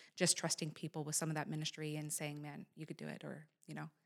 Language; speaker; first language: English; native; English